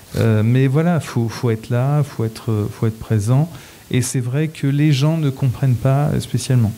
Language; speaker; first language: French; native; French